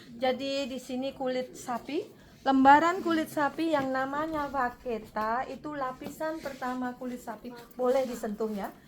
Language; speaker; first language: Indonesian; native; Indonesian